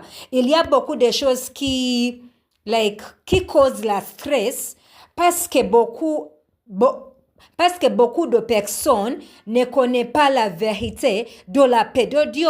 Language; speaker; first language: French; non-native, learner; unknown